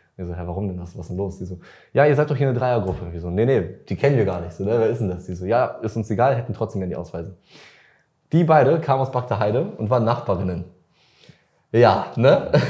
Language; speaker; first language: German; early bilingual, other home language; Russian